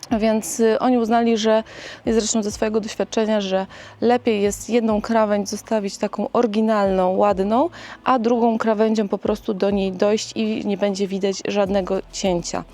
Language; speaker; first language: Polish; native; Polish